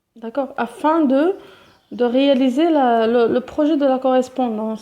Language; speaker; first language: French; non-native, local second language; Arabic